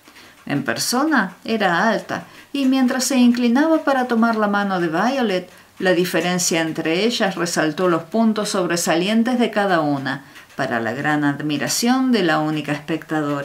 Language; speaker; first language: Spanish; native; Spanish